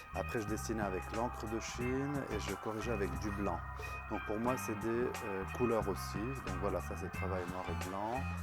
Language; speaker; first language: French; non-native, local second language; Arabic